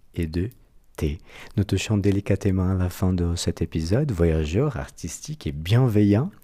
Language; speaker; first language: French; non-native, fluent; Portuguese